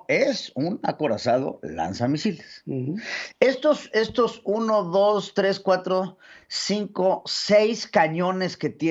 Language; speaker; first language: Spanish; native; Spanish